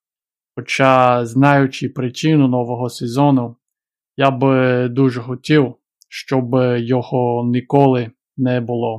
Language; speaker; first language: Ukrainian; non-native, fluent; English